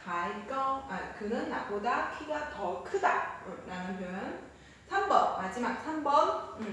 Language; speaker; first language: Korean; non-native, fluent; Chinese